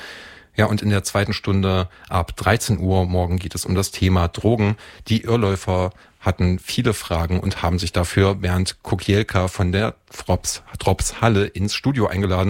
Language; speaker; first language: German; native; German